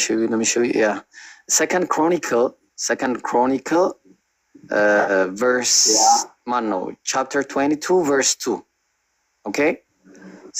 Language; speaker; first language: English; non-native, fluent; Amharic